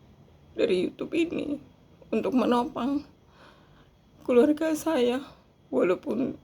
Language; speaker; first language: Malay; non-native, local second language; Javanese